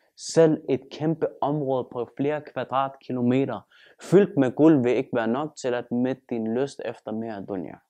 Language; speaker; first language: Danish; early bilingual, other home language; Turkish